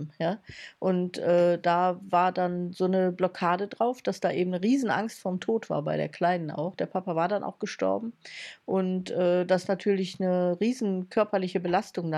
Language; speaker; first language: German; native; German